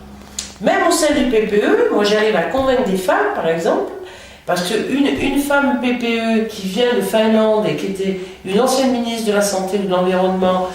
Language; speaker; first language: French; native; French